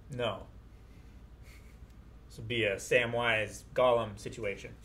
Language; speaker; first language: English; native; English